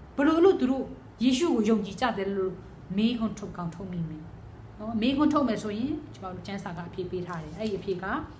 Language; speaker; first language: Burmese; non-native, local second language; Tedim Chin